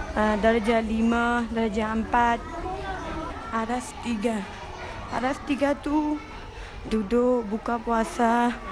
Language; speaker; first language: Malay; early bilingual, other home language; Rohingya